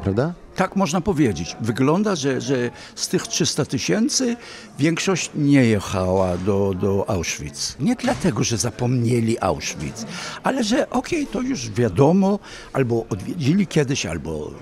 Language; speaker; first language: Polish; early bilingual, heritage; Polish